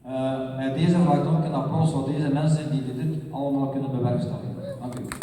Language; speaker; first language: Dutch; native; Dutch